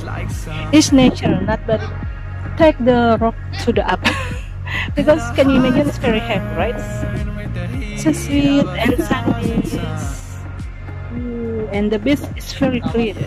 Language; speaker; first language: English; non-native, learner; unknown